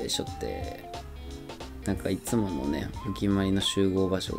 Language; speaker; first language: Japanese; native; Japanese